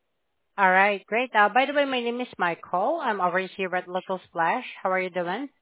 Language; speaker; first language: English; non-native, fluent; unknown